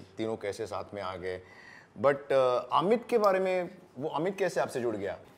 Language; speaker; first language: Hindi; non-native, local second language; Marathi